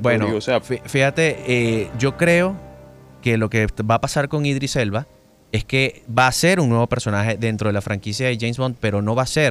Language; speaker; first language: Spanish; native; Spanish